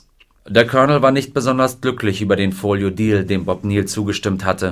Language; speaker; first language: German; native; German